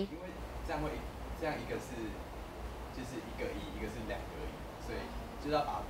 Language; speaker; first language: Chinese; native; Chinese